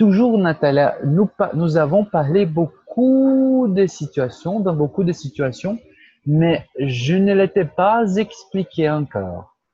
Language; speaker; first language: French; non-native, fluent; Portuguese